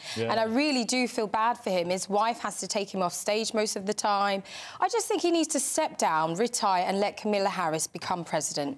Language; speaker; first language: English; native; English